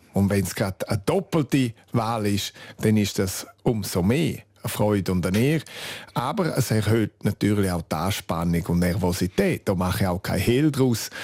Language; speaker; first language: German; non-native, local second language; Romansh